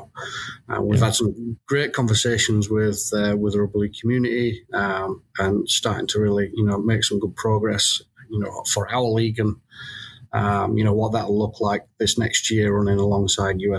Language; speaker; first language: English; native; English